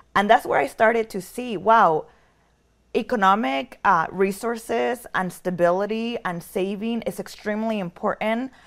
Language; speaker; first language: English; early bilingual, other home language; Spanish